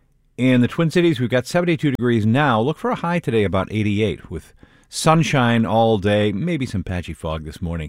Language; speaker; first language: English; native; English